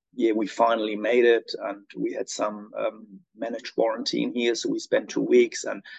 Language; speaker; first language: English; non-native, fluent; German